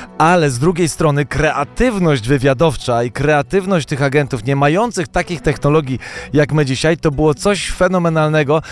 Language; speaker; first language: Polish; native; Polish